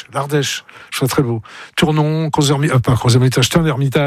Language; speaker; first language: French; native; French